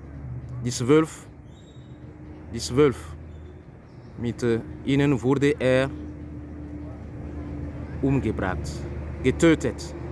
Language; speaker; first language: German; non-native, fluent; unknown